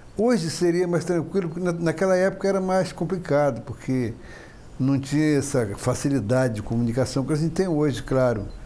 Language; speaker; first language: Portuguese; native; Portuguese